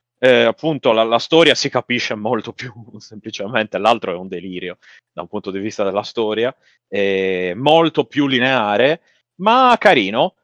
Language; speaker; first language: Italian; native; Italian